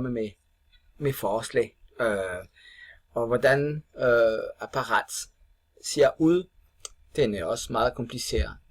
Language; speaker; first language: Danish; non-native, fluent; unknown